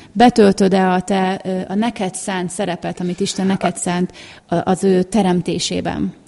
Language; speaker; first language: Hungarian; native; Hungarian